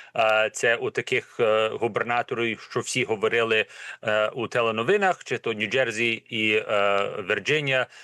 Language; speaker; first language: Ukrainian; early bilingual, heritage; Ukrainian